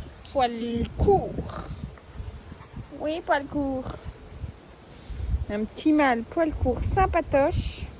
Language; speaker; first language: French; native; French